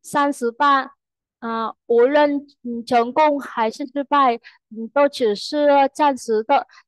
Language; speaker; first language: Chinese; non-native, fluent; Vietnamese